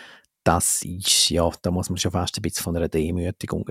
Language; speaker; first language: German; native; German